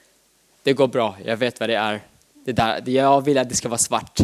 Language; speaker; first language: Swedish; non-native, fluent; Arabic